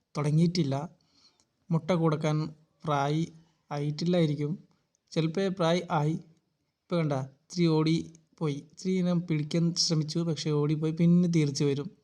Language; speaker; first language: Malayalam; non-native, fluent; Bangla